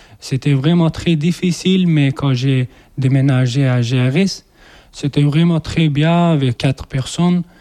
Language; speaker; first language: French; non-native, learner; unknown